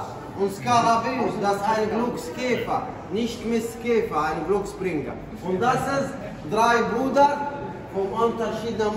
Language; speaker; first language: German; non-native, learner; Arabic